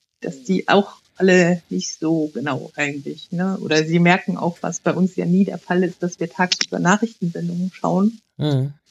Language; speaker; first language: German; early bilingual, other home language; Italian